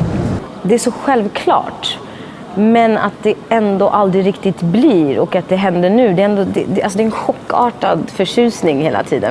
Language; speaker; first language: Swedish; native; Swedish